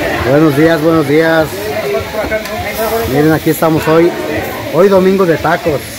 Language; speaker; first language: Spanish; native; Spanish